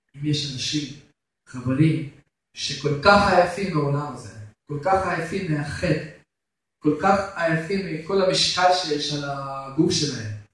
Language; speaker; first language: Hebrew; non-native, fluent; Russian